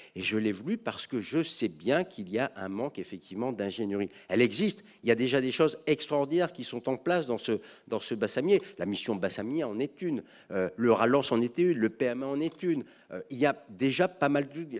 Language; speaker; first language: French; native; French